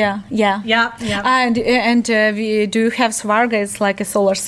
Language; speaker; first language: English; non-native, learner; Ukrainian